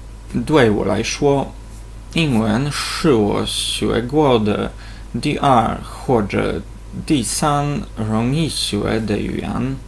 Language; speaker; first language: Chinese; non-native, fluent; Polish